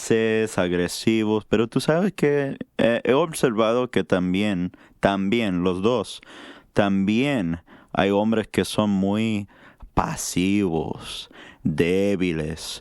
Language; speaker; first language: Spanish; non-native, fluent; English